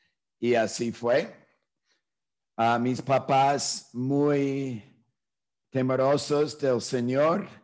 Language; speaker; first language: Spanish; non-native, fluent; English